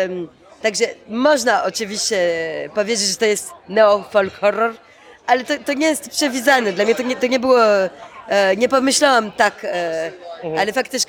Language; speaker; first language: Polish; early bilingual, heritage; Polish